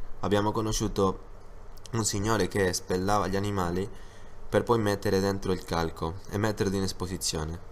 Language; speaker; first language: Italian; non-native, fluent; Spanish